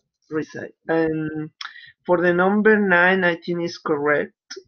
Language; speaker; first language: English; non-native, learner; Spanish